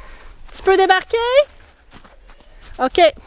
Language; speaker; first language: French; native; French